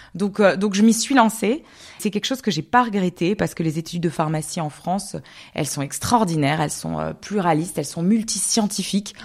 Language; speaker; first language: French; native; French